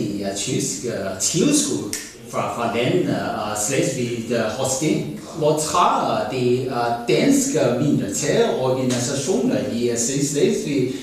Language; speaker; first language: Danish; non-native, learner; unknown